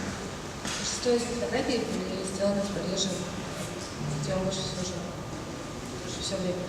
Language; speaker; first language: Russian; native; Russian